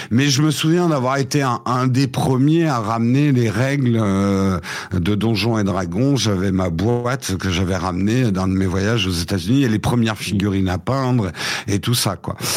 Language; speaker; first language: French; early bilingual, other home language; English